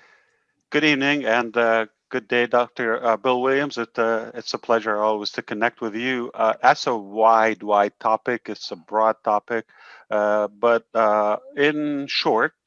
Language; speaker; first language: English; non-native, fluent; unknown